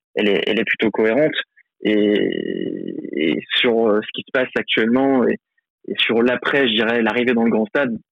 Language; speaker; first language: French; native; French